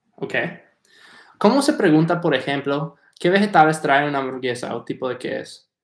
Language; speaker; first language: Spanish; non-native, fluent; English